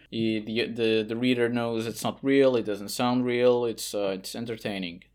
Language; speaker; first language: English; non-native, fluent; Portuguese